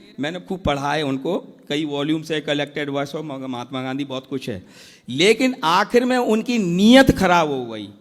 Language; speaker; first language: Hindi; native; Hindi